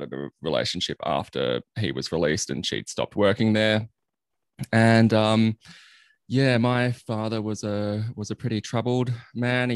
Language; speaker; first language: English; native; English